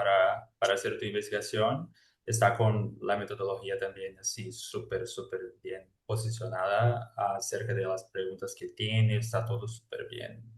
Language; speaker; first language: Spanish; non-native, fluent; Portuguese